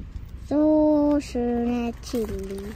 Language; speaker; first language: German; early bilingual, other home language; Indonesian